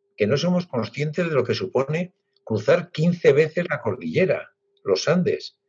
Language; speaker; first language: Spanish; native; Spanish